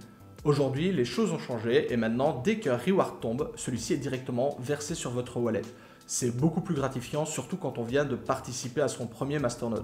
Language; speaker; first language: French; native; French